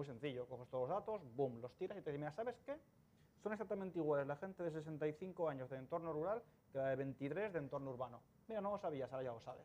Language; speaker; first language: Spanish; native; Spanish